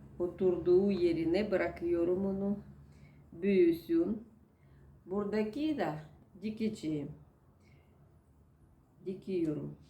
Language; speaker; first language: Turkish; non-native, learner; Russian